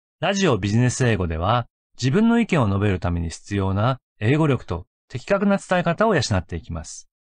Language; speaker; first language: Japanese; native; Japanese